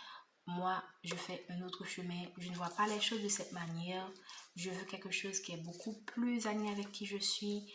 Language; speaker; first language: French; native; French